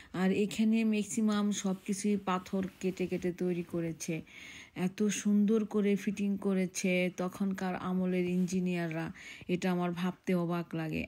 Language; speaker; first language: Bangla; early bilingual, heritage; Bangla